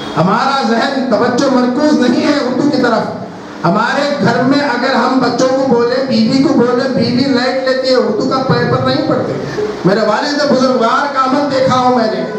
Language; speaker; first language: Urdu; native; Urdu